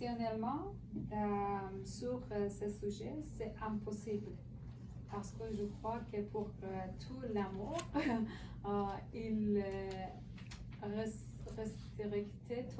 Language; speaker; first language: French; non-native, learner; Persian